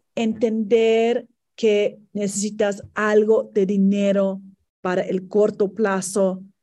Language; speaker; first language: Spanish; non-native, fluent; English